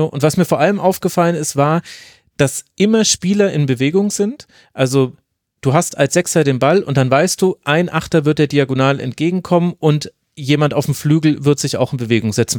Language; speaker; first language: German; native; German